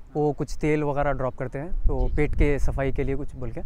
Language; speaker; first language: Hindi; non-native, local second language; Urdu